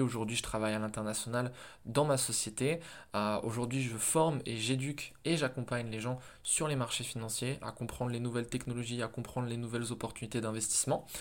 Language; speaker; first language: French; native; French